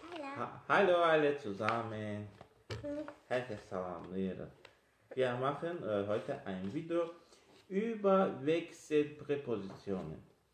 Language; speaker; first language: German; non-native, fluent; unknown